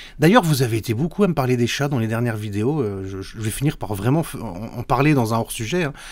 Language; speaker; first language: French; native; French